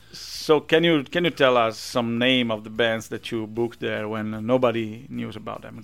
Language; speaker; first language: English; non-native, fluent; Italian